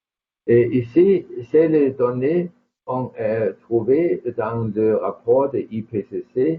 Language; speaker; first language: French; non-native, fluent; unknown